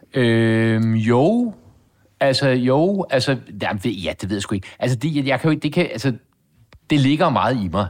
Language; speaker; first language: Danish; native; Danish